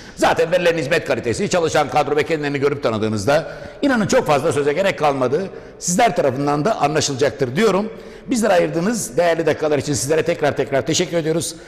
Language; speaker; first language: Turkish; native; Turkish